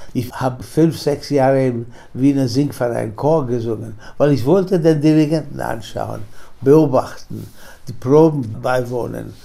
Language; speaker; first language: German; non-native, fluent; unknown